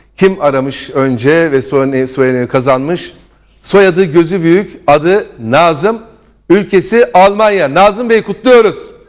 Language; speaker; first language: Turkish; native; Turkish